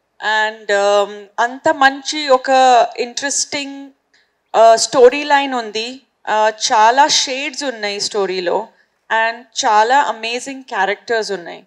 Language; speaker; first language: Telugu; non-native, fluent; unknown